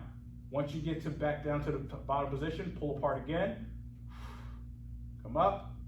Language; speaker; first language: English; native; English